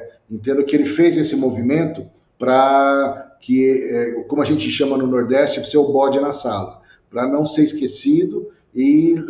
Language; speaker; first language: Portuguese; native; Portuguese